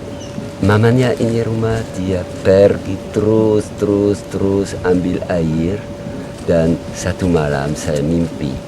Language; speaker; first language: Indonesian; non-native, learner; French